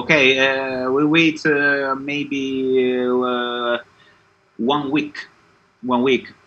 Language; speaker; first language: English; non-native, learner; Italian